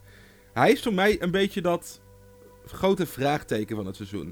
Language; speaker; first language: Dutch; native; Dutch